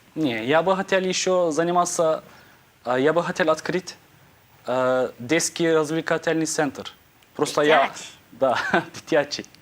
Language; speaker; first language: Ukrainian; non-native, learner; Turkish